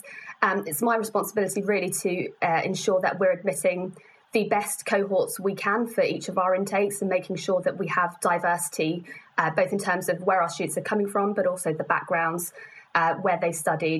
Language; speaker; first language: English; native; English